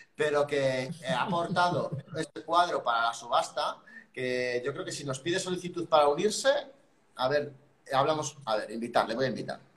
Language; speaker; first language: Spanish; native; Spanish